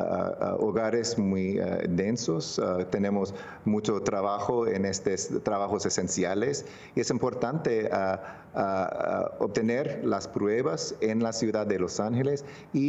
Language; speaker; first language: Spanish; non-native, local second language; English